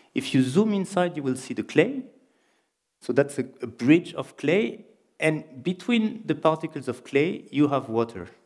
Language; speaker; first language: English; non-native, fluent; French